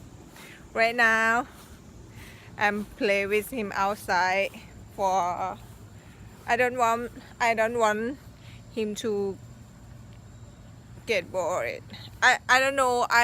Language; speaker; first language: English; non-native, learner; Thai